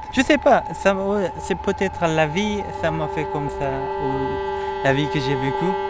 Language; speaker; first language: French; non-native, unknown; Persian